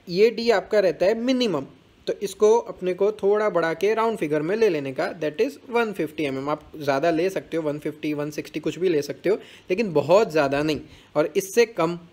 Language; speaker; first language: Hindi; non-native, local second language; Gujarati